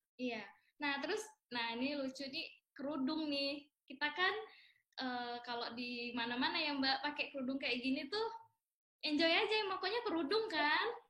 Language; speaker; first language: Indonesian; native; Indonesian